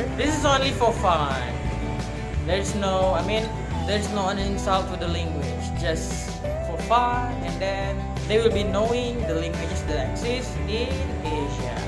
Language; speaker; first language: English; non-native, learner; Indonesian